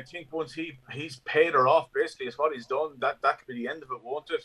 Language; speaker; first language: English; native; English